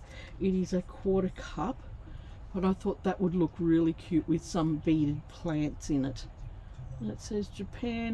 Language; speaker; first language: English; native; English